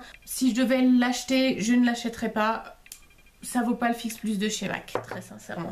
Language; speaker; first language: French; native; French